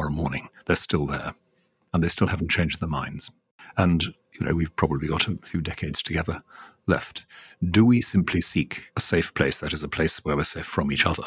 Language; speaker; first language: English; native; English